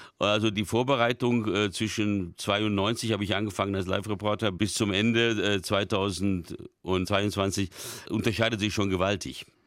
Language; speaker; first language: German; early bilingual, other home language; Hungarian